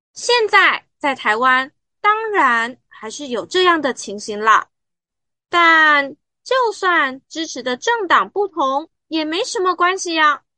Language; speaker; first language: Chinese; native; Chinese